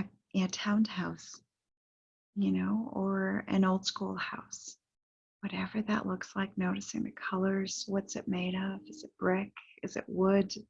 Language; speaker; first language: English; native; English